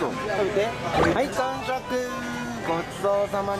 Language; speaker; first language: Japanese; native; Japanese